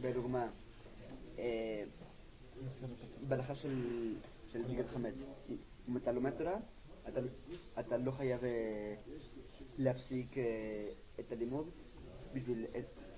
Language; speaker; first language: Hebrew; non-native, learner; Spanish